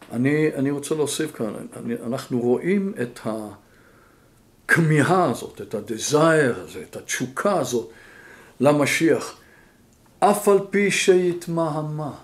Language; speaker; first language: Hebrew; non-native, fluent; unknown